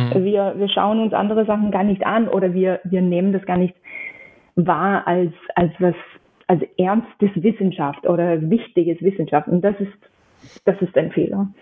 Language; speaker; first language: German; non-native, fluent; English